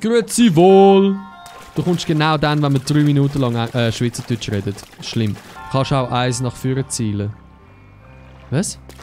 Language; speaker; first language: German; native; German